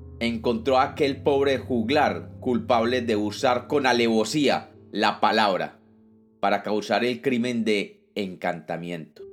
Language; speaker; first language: Spanish; native; Spanish